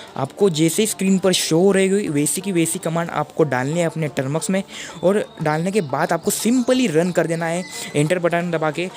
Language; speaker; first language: Hindi; non-native, local second language; Marathi